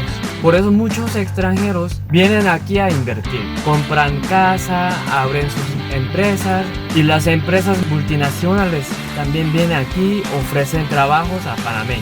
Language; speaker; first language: Spanish; non-native, learner; Korean